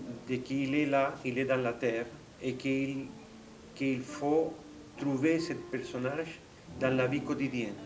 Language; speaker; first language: French; non-native, fluent; Spanish